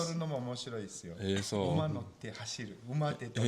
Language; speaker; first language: Japanese; non-native, fluent; Mongolian